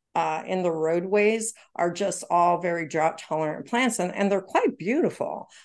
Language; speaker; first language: English; native; English